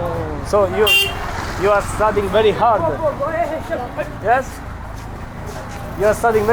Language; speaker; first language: English; non-native, learner; Italian